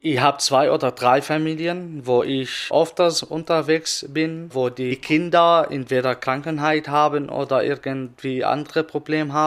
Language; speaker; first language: German; non-native, fluent; Arabic